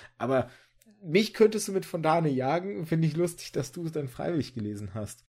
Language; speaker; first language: German; early bilingual, other home language; Russian